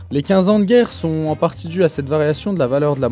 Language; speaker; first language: French; native; French